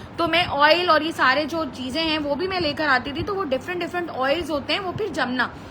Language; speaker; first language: Hindi; native; Hindi